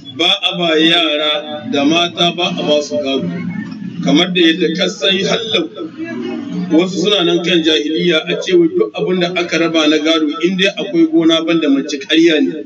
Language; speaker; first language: Hausa; native; Hausa